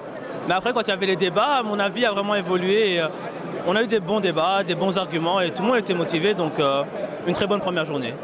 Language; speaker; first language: French; native; French